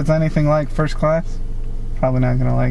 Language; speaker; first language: English; native; English